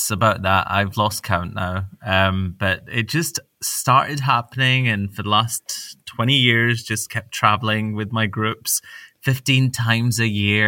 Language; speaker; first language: English; native; English